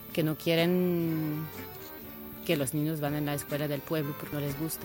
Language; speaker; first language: Spanish; non-native, fluent; French